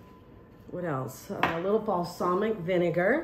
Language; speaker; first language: English; native; English